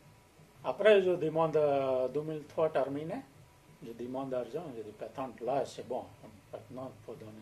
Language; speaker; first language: French; non-native, learner; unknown